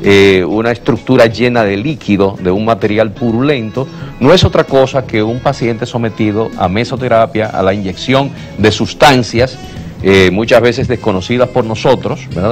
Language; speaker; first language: Spanish; native; Spanish